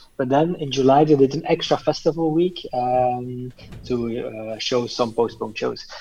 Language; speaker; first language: English; non-native, fluent; Dutch